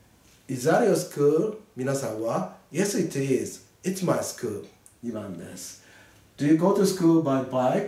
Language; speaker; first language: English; non-native, fluent; Japanese